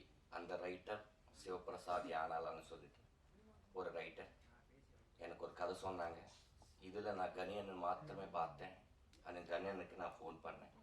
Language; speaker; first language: Tamil; non-native, learner; Telugu